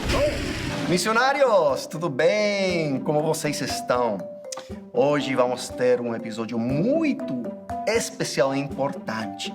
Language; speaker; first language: Portuguese; non-native, fluent; English